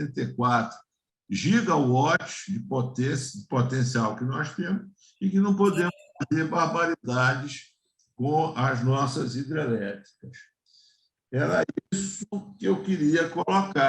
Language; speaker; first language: Portuguese; native; Portuguese